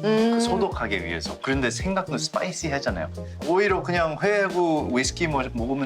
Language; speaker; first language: Korean; early bilingual, heritage; English